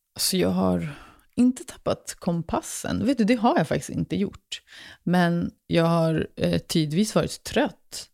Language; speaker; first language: Swedish; early bilingual, other home language; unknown